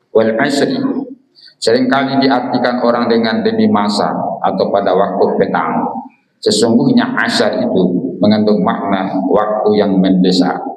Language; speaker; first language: Malay; non-native, local second language; Minangkabau